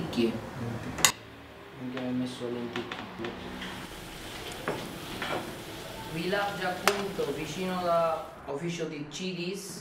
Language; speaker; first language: Italian; non-native, learner; Bangla